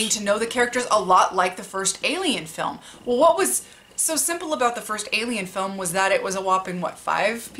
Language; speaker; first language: English; native; English